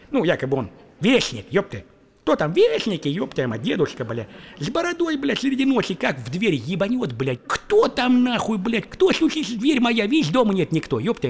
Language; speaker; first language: Russian; native; Russian